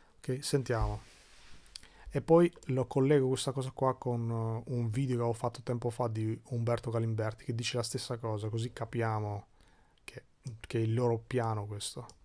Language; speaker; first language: Italian; early bilingual, other home language; Albanian